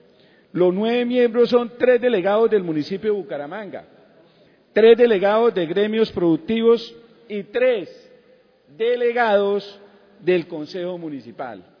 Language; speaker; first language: Spanish; native; Spanish